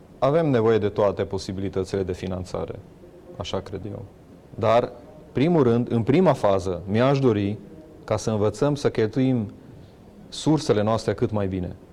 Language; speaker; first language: Romanian; non-native, local second language; Hungarian